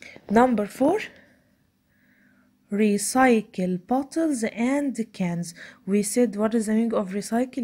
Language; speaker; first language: English; non-native, fluent; Arabic